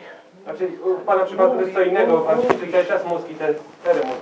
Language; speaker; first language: Polish; native; Polish